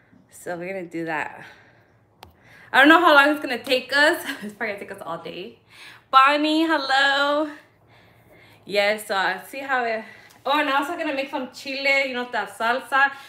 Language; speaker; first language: English; early bilingual, other home language; Spanish